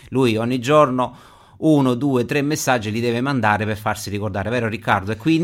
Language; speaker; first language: Italian; native; Italian